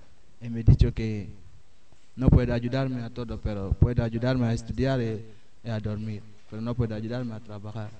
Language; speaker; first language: Spanish; non-native, learner; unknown